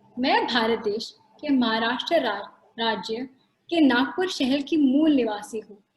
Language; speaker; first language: Hindi; non-native, local second language; Marathi